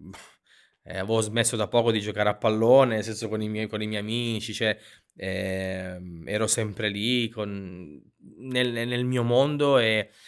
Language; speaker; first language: Italian; native; Italian